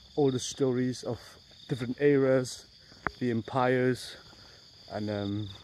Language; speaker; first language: English; non-native, fluent; Khmer